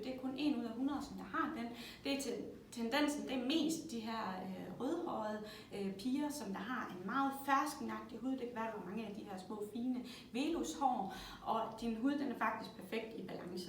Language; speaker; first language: Danish; native; Danish